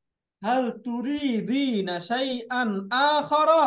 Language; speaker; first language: Arabic; non-native, fluent; Bangla